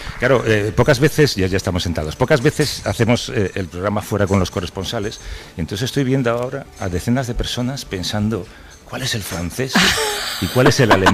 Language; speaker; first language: Spanish; native; Spanish